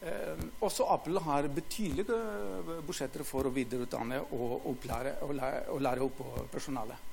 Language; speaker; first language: Norwegian; non-native, fluent; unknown